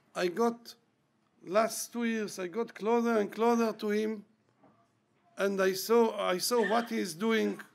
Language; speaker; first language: English; non-native, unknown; Hebrew